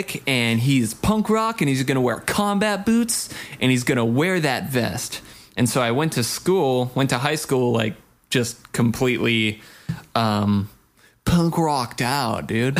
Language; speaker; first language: English; native; English